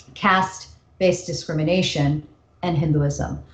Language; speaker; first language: English; native; English